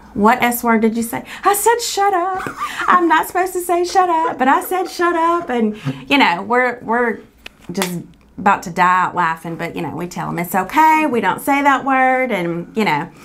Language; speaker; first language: English; native; English